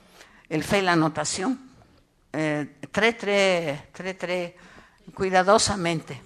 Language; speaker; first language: French; non-native, learner; Spanish